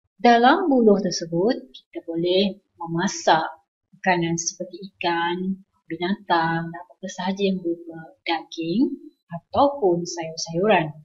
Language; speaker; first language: Malay; non-native, local second language; Iban